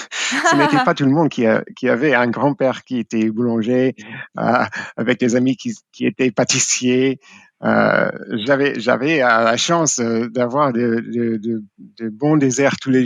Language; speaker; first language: French; non-native, fluent; English